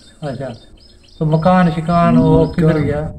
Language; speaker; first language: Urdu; non-native, local second language; Punjabi